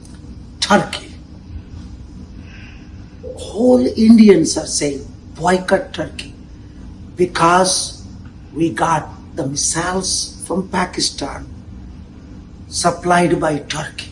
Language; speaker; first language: English; non-native, local second language; Telugu